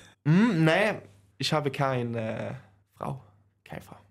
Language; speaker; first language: German; non-native, learner; Swedish